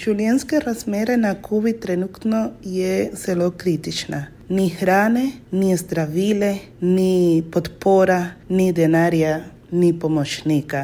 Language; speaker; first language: Slovenian; non-native, learner; Spanish